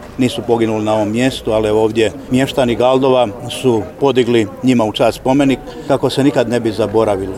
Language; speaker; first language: Croatian; native; Croatian